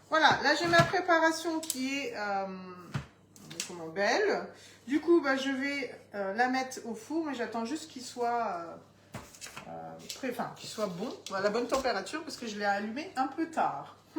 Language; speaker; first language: French; native; French